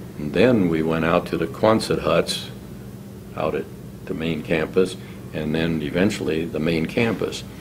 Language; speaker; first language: English; native; English